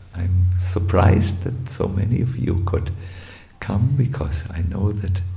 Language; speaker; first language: English; non-native, fluent; German